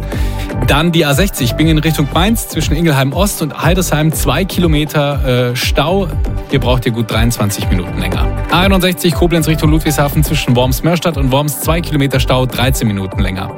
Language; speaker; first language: German; native; German